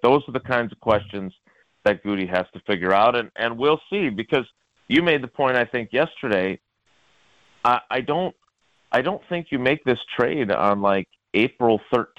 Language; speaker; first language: English; native; English